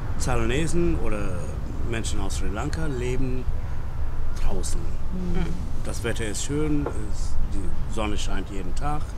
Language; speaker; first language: German; non-native, fluent; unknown